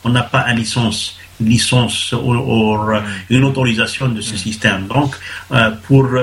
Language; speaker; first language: French; non-native, local second language; Arabic